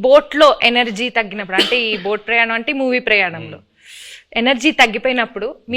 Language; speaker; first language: Telugu; native; Telugu